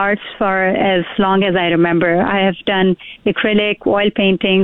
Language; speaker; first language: English; non-native, local second language; Urdu